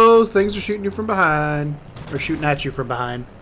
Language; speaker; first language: English; native; English